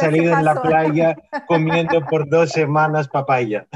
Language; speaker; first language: Spanish; non-native, fluent; Greek